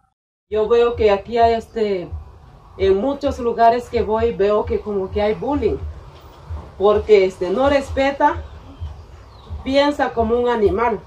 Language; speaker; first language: Spanish; non-native, local second language; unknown